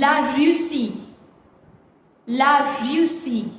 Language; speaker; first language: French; non-native, fluent; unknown